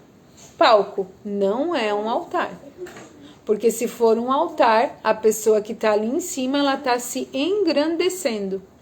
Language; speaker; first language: Portuguese; native; Portuguese